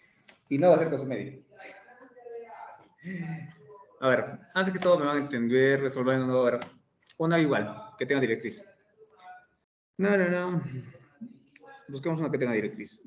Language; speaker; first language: Spanish; native; Spanish